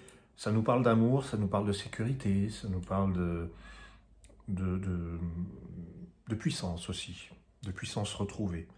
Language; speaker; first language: French; native; French